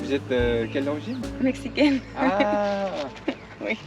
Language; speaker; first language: French; non-native, learner; Korean